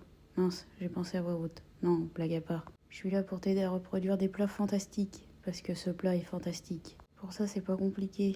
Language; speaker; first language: French; native; French